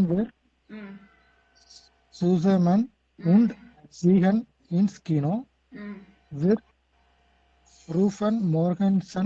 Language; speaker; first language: German; non-native, learner; Tamil